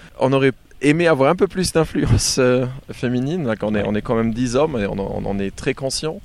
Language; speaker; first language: French; native; French